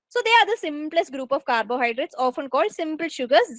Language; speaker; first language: English; non-native, local second language; Malayalam